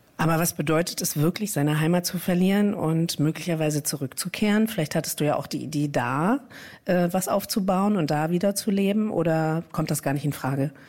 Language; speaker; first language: German; native; German